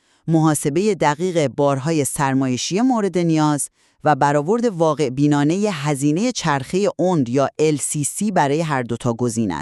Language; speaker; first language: Persian; native; Persian